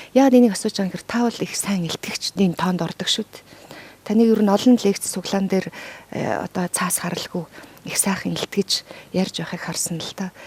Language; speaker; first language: Mongolian; native; Mongolian